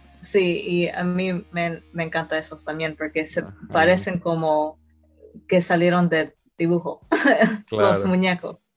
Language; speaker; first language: Spanish; early bilingual, heritage; Spanish